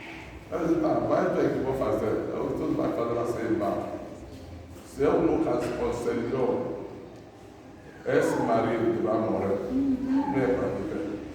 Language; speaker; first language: Portuguese; non-native, learner; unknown